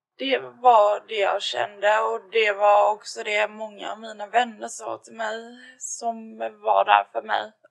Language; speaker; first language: Swedish; native; Swedish